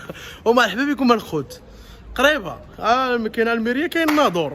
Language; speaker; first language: Arabic; native; Arabic